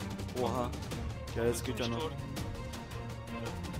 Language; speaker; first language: German; native; German